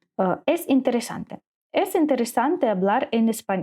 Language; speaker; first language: Spanish; non-native, learner; Ukrainian